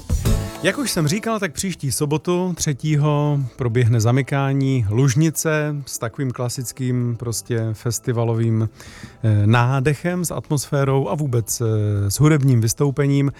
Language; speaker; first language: Czech; native; Czech